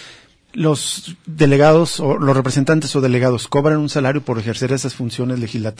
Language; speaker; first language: Spanish; native; Spanish